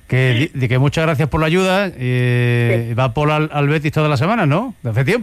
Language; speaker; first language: Spanish; native; Spanish